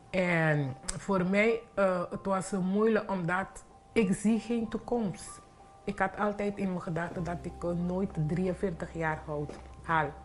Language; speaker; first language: Dutch; non-native, local second language; Papiamento